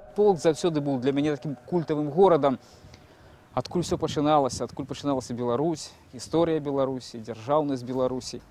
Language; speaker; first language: Belarusian; native; Belarusian